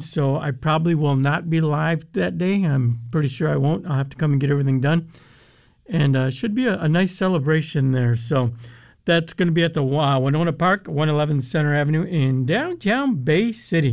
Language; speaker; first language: English; early bilingual, other home language; Spanish